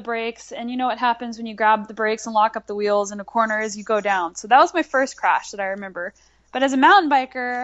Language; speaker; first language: English; native; English